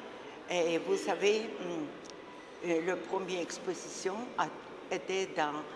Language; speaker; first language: French; non-native, fluent; Russian